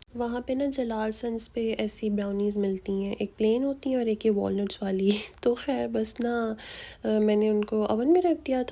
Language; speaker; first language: Hindi; native; Hindi